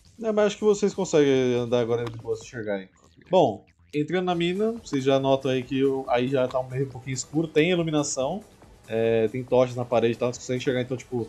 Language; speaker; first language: Portuguese; native; Portuguese